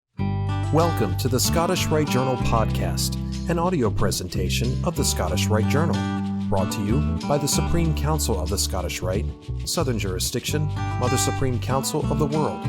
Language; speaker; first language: English; native; English